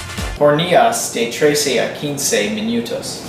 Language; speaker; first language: Spanish; non-native, learner; English